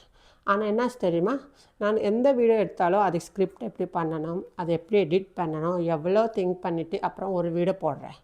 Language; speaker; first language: Tamil; non-native, local second language; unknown